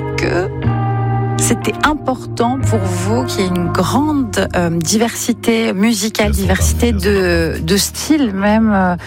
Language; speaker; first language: French; native; French